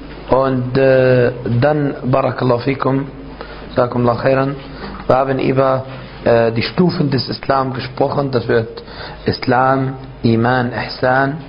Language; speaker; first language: German; non-native, fluent; Arabic